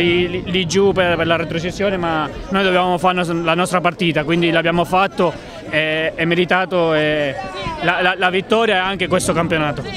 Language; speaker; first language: Italian; non-native, fluent; Spanish